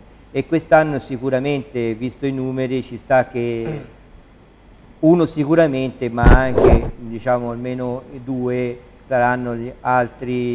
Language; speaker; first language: Italian; native; Italian